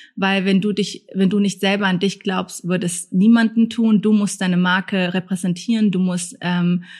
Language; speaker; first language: German; early bilingual, other home language; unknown